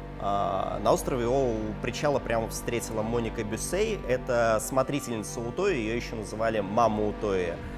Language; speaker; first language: Russian; native; Russian